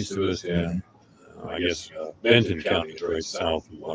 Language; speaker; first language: English; native; English